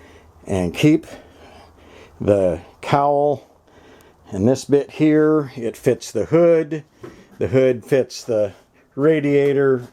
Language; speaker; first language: English; native; English